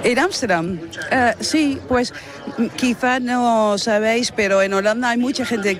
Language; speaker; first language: Spanish; non-native, fluent; Dutch